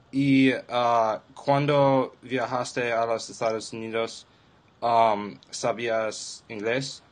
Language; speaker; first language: Spanish; non-native, learner; English